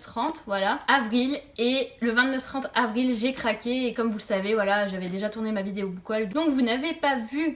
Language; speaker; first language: French; native; French